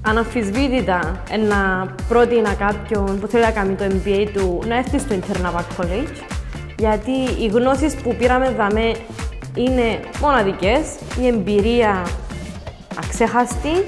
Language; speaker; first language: Greek; native; Greek